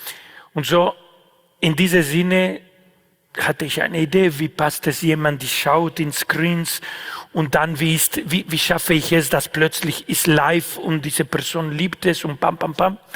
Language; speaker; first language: German; non-native, fluent; Spanish